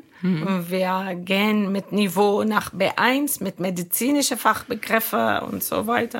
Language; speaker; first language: German; non-native, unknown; Arabic